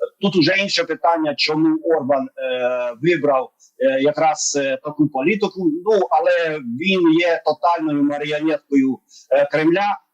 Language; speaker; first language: Ukrainian; non-native, local second language; Hungarian